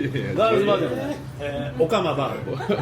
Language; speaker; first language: Japanese; native; Japanese